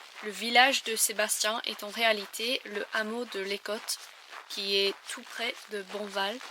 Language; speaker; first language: French; non-native, fluent; English